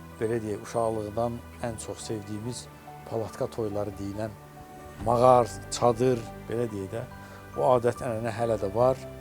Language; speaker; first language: Azerbaijani; native; Azerbaijani